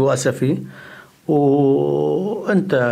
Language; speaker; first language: Swedish; non-native, learner; Arabic